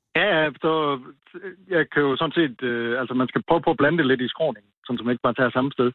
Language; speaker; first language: Danish; native; Danish